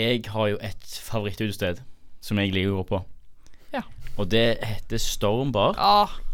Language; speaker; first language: Norwegian; native; Norwegian